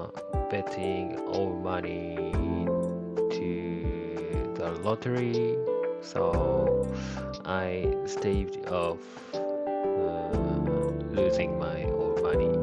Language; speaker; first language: English; non-native, learner; Japanese